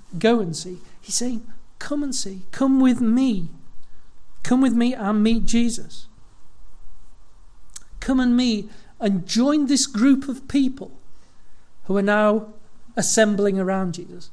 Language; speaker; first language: English; native; English